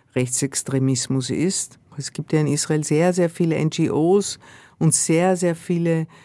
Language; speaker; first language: German; native; German